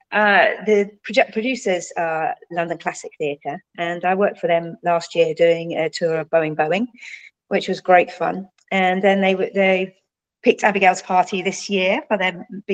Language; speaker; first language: English; native; English